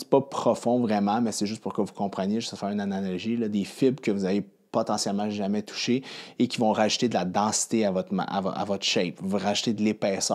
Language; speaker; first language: French; native; French